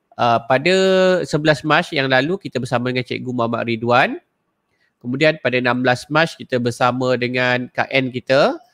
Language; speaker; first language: Malay; native; Malay